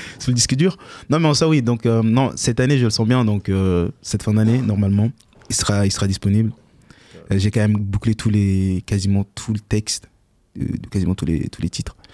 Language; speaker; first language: French; early bilingual, other home language; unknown